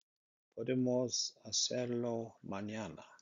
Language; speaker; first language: Spanish; non-native, learner; Icelandic